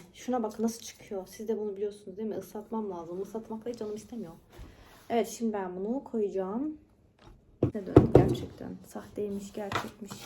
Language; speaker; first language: Turkish; early bilingual, heritage; Turkish